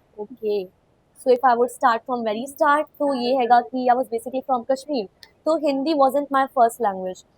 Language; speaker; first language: Hindi; non-native, local second language; Kashmiri